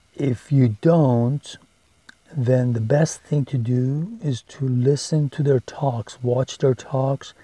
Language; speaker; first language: English; non-native, fluent; Persian